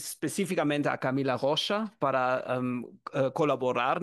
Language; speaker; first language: Portuguese; non-native, learner; German